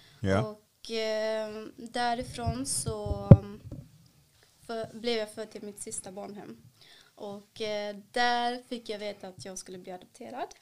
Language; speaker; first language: Swedish; early bilingual, other home language; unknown